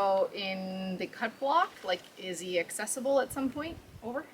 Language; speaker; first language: English; native; English